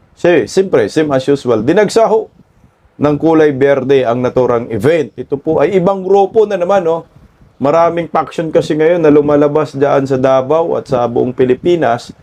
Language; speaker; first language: Filipino; non-native, local second language; Cebuano